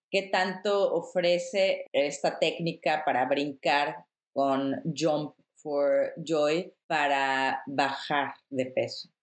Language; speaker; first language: Spanish; native; Spanish